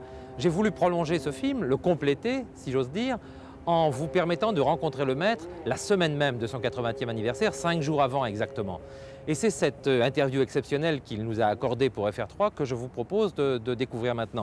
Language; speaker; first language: French; native; French